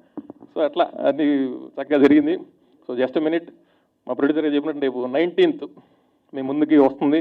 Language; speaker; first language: Telugu; native; Telugu